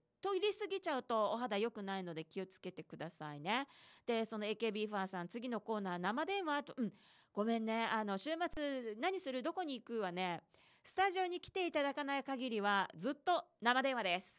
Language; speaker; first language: Japanese; native; Japanese